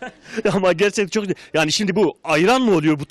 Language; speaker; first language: Turkish; native; Turkish